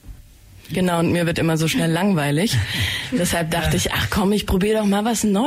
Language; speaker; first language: German; native; German